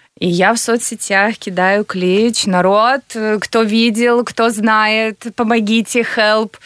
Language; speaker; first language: Russian; native; Russian